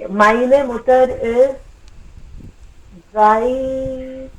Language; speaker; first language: German; non-native, learner; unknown